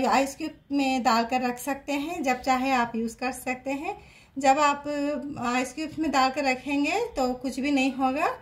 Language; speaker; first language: Hindi; non-native, local second language; Telugu